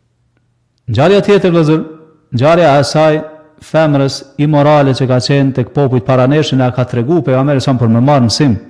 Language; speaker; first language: Albanian; native; Albanian